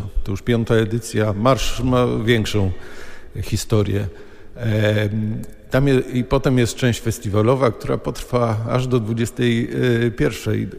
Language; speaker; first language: Polish; native; Polish